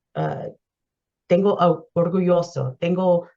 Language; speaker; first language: Spanish; early bilingual, heritage; Spanish